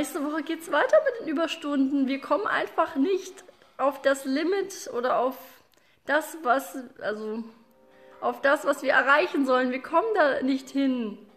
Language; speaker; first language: German; early bilingual, other home language; Russian